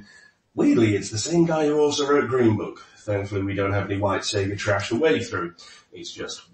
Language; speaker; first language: English; native; English